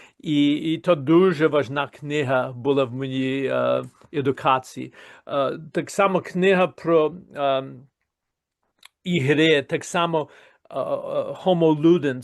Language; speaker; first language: Ukrainian; early bilingual, heritage; Ukrainian